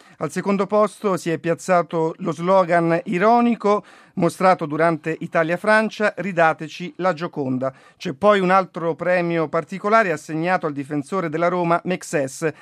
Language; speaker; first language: Italian; native; Italian